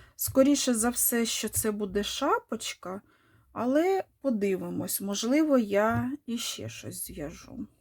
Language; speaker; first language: Ukrainian; non-native, local second language; Russian